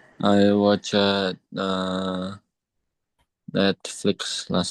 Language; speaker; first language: English; non-native, learner; Indonesian